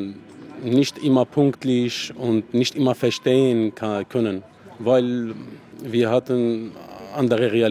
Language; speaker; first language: German; non-native, learner; Arabic